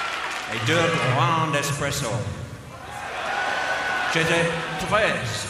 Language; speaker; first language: French; non-native, learner; English